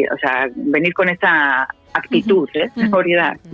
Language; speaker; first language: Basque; non-native, local second language; Spanish